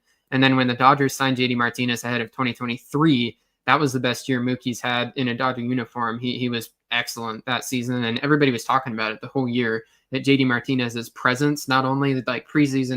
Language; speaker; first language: English; native; English